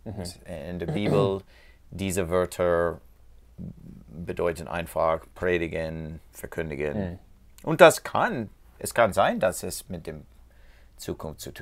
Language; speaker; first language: German; non-native, learner; English